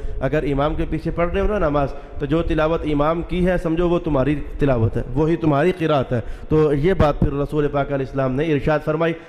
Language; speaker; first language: Urdu; non-native, local second language; Punjabi